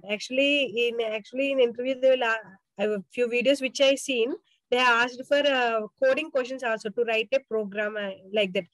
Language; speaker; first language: English; non-native, local second language; Telugu